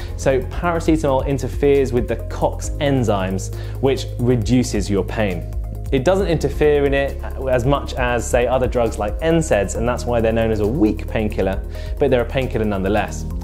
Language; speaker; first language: English; native; English